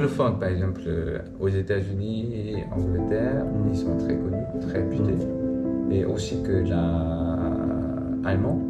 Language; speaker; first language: French; non-native, learner; Korean